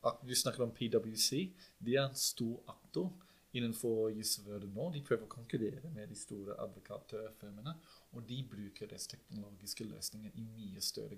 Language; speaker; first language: Norwegian; non-native, fluent; English